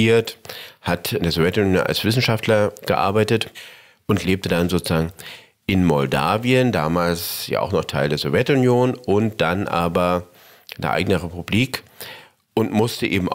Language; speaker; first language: German; native; German